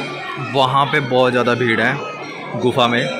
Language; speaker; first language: Hindi; native; Hindi